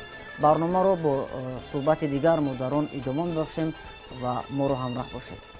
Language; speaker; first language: Persian; native; Persian